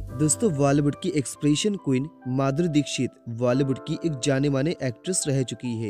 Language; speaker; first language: Hindi; native; Hindi